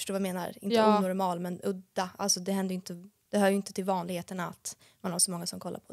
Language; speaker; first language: Swedish; native; Swedish